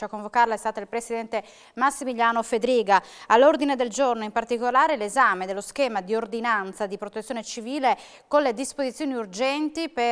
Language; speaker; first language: Italian; native; Italian